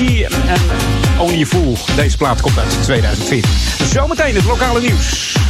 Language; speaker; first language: Dutch; native; Dutch